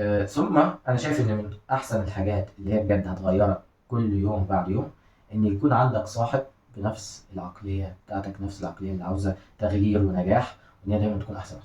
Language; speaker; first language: Arabic; native; Arabic